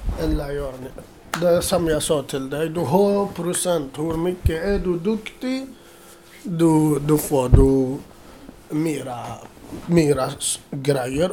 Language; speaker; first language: Swedish; non-native, learner; Assyrian Neo-Aramaic